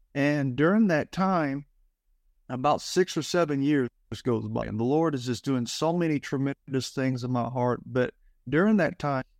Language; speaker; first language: English; native; English